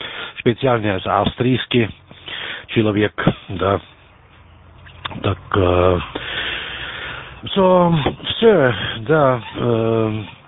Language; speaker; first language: Russian; non-native, learner; German